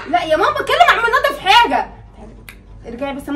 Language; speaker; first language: Arabic; native; Arabic